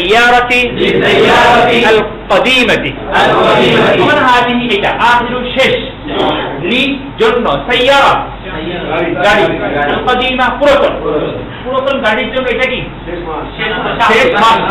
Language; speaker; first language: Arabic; non-native, fluent; Bangla